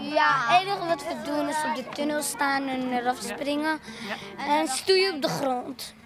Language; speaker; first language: Dutch; early bilingual, other home language; Arabic